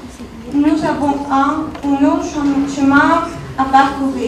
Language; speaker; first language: French; non-native, learner; Spanish